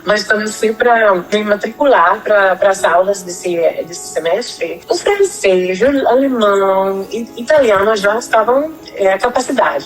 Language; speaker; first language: Portuguese; non-native, fluent; Spanish